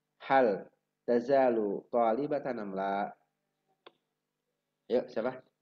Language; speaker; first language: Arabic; non-native, fluent; Indonesian